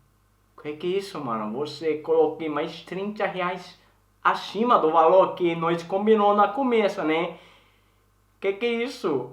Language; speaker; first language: Portuguese; non-native, learner; Swedish